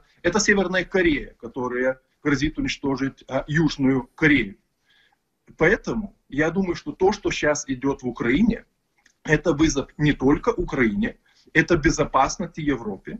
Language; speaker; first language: Russian; non-native, fluent; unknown